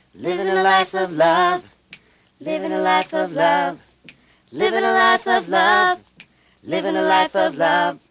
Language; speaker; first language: English; native; English